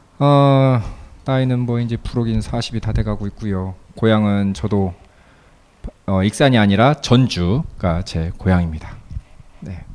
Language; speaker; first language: Korean; native; Korean